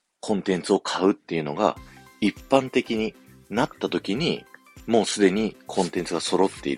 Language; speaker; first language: Japanese; native; Japanese